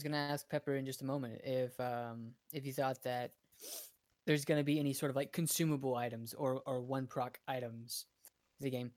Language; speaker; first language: English; native; English